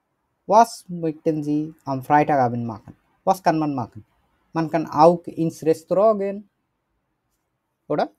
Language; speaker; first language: German; non-native, learner; Bangla